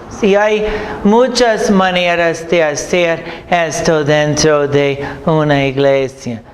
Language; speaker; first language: Spanish; non-native, fluent; English